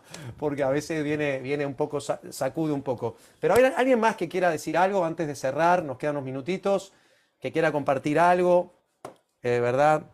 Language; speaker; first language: Spanish; native; Spanish